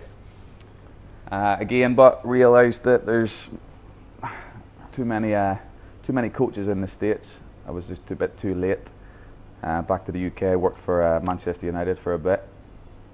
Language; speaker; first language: English; native; English